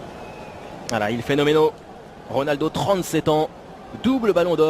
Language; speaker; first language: French; native; French